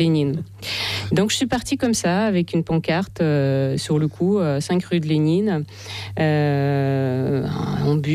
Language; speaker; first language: French; non-native, fluent; Russian